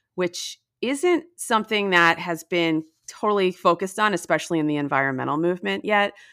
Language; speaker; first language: English; native; English